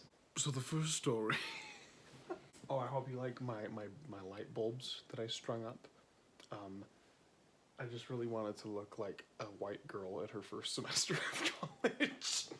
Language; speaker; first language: English; native; English